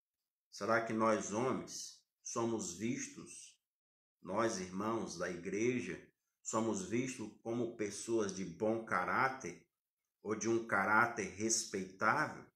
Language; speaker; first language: Portuguese; native; Portuguese